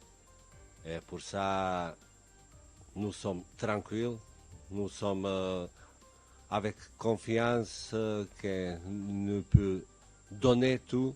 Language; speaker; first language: French; non-native, learner; Bosnian